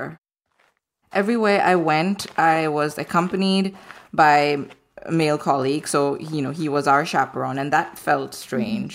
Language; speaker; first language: English; non-native, local second language; Gujarati